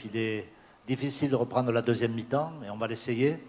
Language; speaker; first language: French; native; French